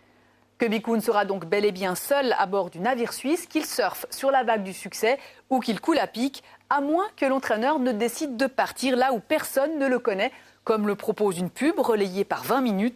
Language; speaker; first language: French; native; French